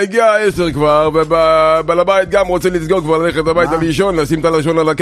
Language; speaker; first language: Hebrew; native; Hebrew